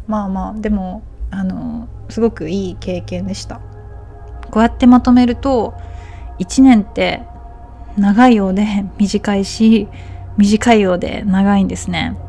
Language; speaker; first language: Japanese; native; Japanese